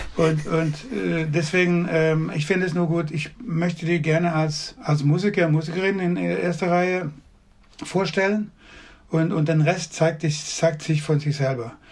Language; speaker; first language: German; non-native, fluent; Swedish